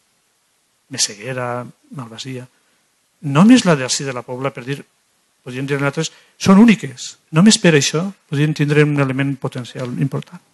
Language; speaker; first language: Catalan; native; Catalan